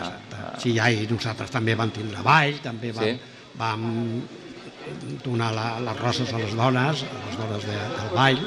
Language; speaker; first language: Catalan; non-native, local second language; Spanish